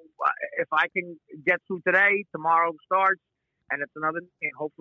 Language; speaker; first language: English; native; English